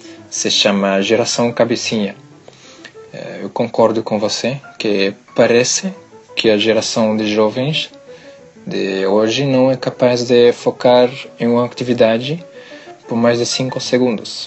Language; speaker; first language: Portuguese; non-native, learner; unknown